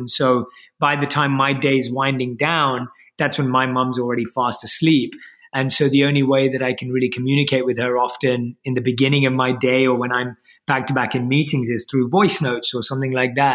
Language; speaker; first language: English; native; English